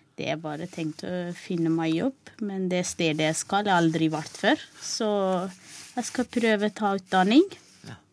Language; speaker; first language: Norwegian; non-native, learner; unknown